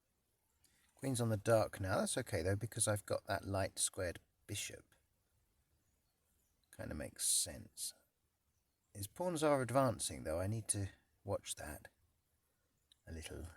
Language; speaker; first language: English; native; English